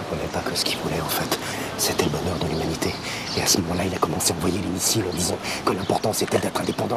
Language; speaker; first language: French; native; French